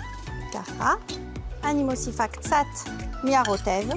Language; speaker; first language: Hebrew; non-native, fluent; French